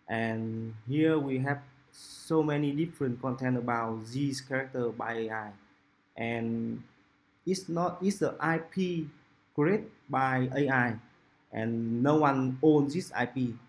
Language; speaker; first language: English; non-native, local second language; Vietnamese